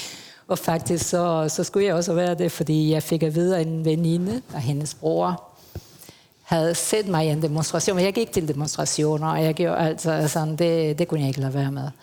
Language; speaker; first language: Danish; early bilingual, heritage; Spanish